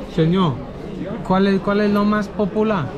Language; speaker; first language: Spanish; non-native, fluent; English